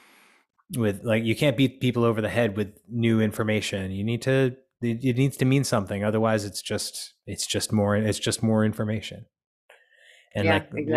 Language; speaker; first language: English; native; English